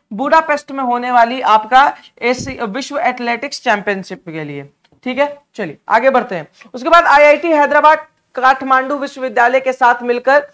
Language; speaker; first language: Hindi; native; Hindi